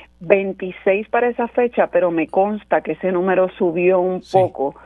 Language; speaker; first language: Spanish; native; Spanish